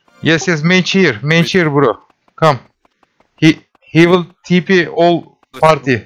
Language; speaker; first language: English; non-native, learner; Turkish